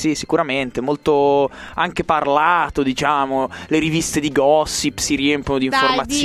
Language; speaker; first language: Italian; native; Italian